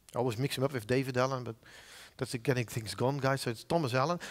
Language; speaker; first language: English; non-native, fluent; Dutch